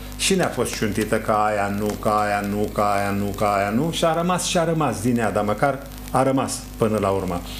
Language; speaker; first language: Romanian; native; Romanian